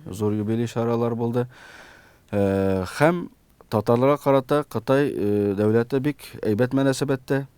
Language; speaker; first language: Tatar; early bilingual, heritage; Tatar